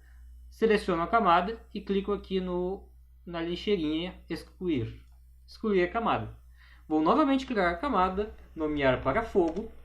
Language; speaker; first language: Portuguese; native; Portuguese